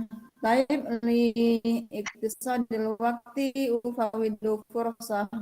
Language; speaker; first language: Arabic; non-native, fluent; Indonesian